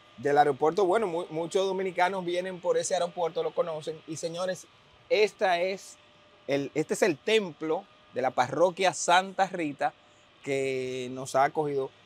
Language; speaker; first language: Spanish; native; Spanish